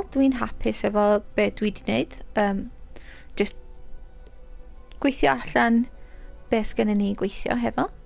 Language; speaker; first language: Welsh; native; Welsh